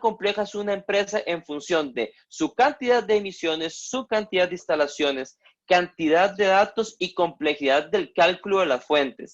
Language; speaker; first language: Spanish; native; Spanish